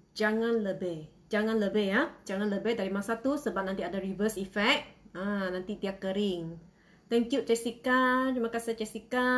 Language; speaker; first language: Malay; non-native, local second language; Chinese